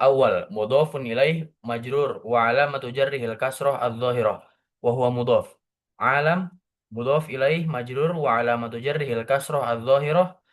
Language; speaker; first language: Arabic; non-native, learner; Indonesian